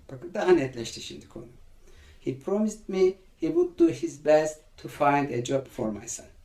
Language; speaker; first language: English; non-native, fluent; Turkish